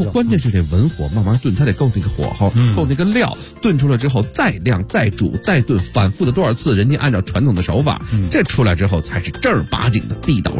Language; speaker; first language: Chinese; native; Chinese